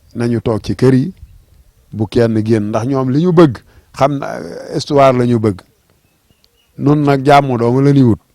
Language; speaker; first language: Wolof; native; Wolof